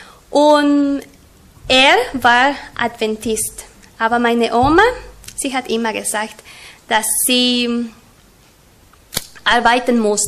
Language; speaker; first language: German; non-native, learner; Spanish